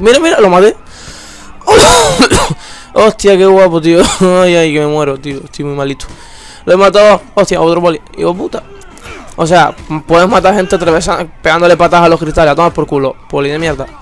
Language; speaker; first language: Spanish; native; Spanish